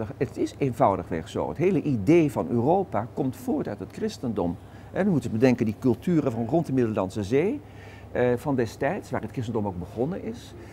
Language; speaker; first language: Dutch; native; Dutch